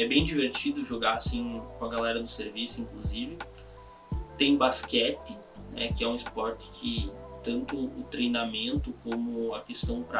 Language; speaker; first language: Portuguese; native; Portuguese